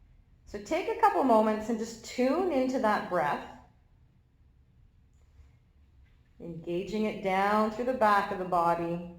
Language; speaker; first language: English; native; English